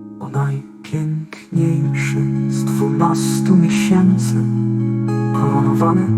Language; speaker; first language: Polish; native; Polish